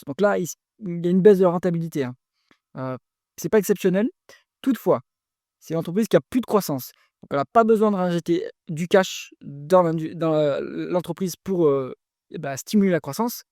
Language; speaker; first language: French; native; French